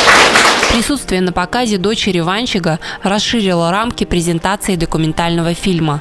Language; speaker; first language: Russian; native; Russian